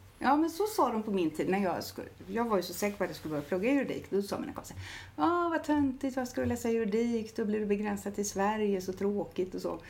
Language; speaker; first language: Swedish; native; Swedish